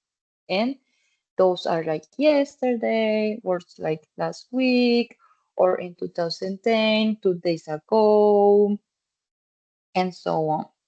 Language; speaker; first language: English; non-native, fluent; Spanish